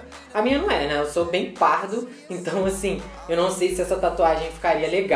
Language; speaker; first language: Portuguese; native; Portuguese